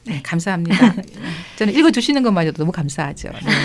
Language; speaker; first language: Korean; native; Korean